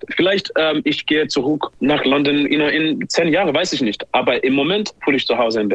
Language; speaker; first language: German; non-native, learner; English